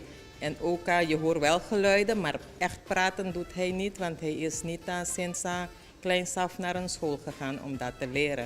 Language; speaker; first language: Dutch; non-native, local second language; Papiamento